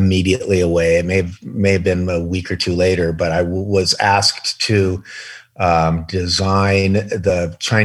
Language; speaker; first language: English; native; English